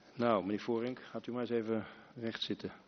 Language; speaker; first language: Dutch; native; Dutch